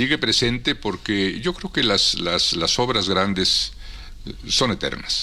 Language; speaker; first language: Spanish; native; Spanish